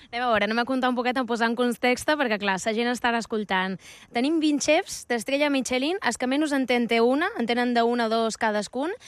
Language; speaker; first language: Catalan; native; Catalan